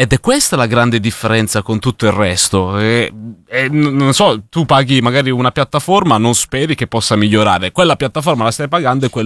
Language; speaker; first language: Italian; native; Italian